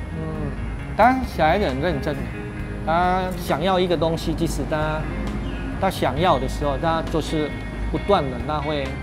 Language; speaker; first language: Chinese; non-native, fluent; Indonesian